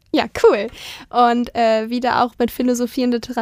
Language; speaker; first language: German; native; German